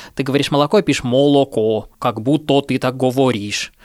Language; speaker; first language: Russian; native; Russian